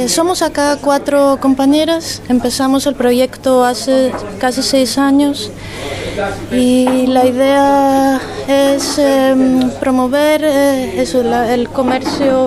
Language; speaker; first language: Spanish; non-native, fluent; Greek